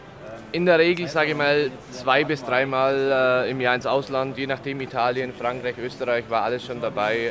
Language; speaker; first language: German; native; German